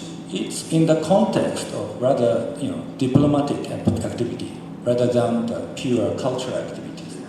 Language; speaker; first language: English; non-native, fluent; Japanese